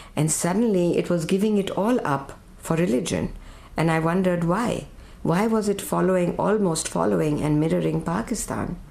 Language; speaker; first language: English; non-native, local second language; Urdu